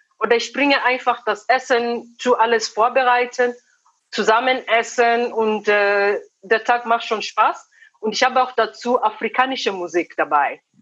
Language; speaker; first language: German; non-native, fluent; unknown